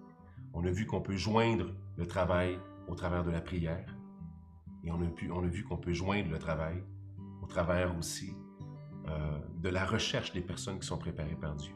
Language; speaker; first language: French; native; French